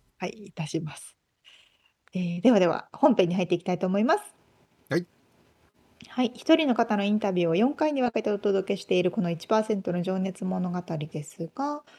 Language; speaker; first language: Japanese; native; Japanese